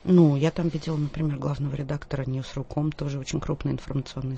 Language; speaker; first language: Russian; native; Russian